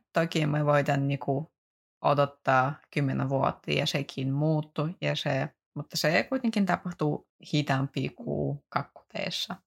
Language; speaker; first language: Finnish; non-native, fluent; Russian